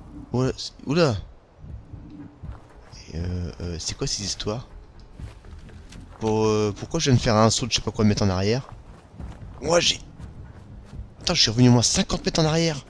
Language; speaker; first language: French; native; French